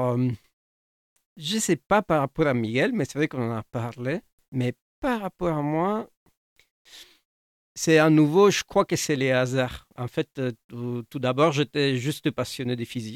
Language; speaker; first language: French; non-native, fluent; Italian